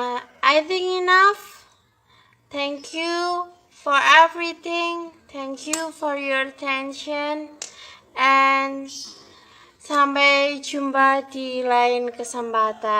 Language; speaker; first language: English; non-native, fluent; Indonesian